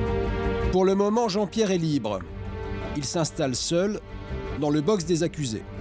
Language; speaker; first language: French; native; French